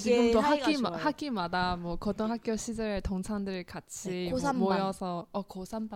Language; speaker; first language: Korean; non-native, fluent; Chinese